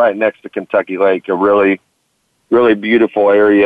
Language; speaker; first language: English; native; English